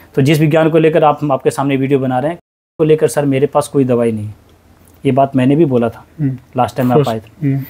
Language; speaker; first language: Hindi; native; Hindi